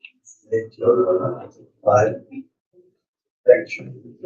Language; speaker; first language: English; non-native, learner; Italian